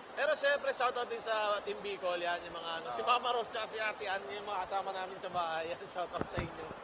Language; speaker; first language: Filipino; native; Filipino